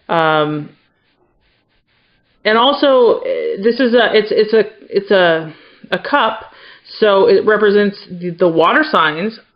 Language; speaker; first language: English; native; English